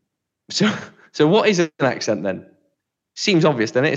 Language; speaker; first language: English; native; English